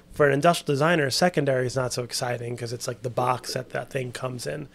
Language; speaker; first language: English; native; English